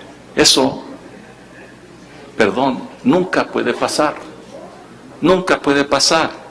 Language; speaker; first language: Spanish; early bilingual, heritage; Spanish